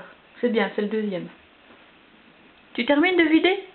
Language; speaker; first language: French; native; French